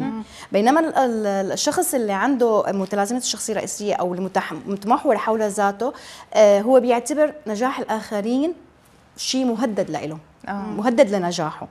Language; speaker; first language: Arabic; native; Arabic